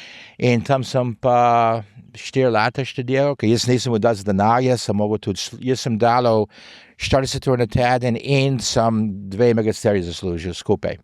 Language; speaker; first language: Slovenian; early bilingual, heritage; Slovenian